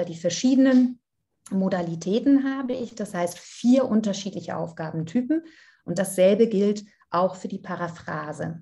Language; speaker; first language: German; non-native, fluent; Italian